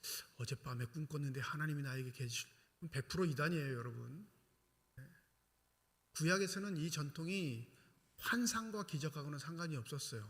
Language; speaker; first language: Korean; native; Korean